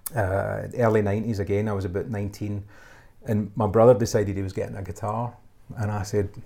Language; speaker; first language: English; native; English